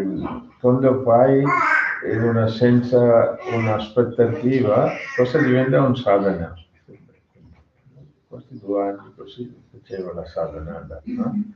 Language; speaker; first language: Italian; non-native, fluent; Tamil